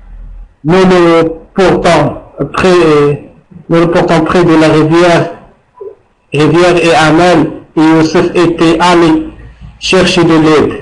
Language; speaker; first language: French; non-native, learner; Arabic